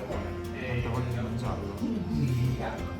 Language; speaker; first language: Italian; native; Italian